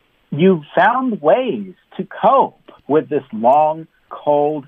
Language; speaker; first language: English; native; English